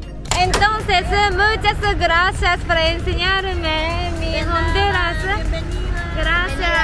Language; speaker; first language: Spanish; non-native, learner; Japanese